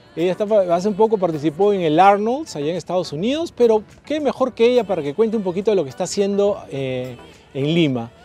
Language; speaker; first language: Spanish; native; Spanish